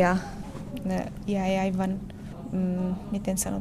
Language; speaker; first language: Finnish; non-native, fluent; Bangla